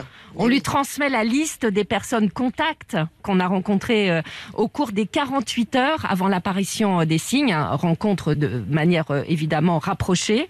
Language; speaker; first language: French; native; French